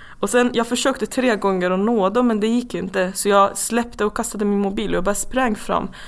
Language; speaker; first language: Swedish; non-native, fluent; Persian